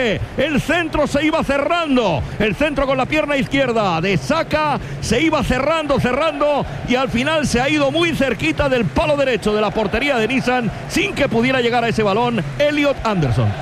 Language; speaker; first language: Spanish; native; Spanish